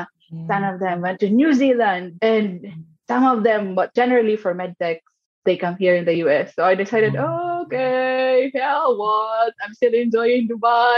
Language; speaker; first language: English; non-native, local second language; Cebuano